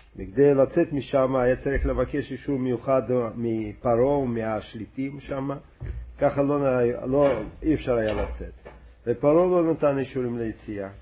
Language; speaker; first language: Hebrew; non-native, fluent; Russian